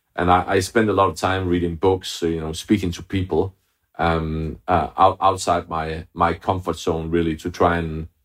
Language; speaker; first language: English; non-native, fluent; Danish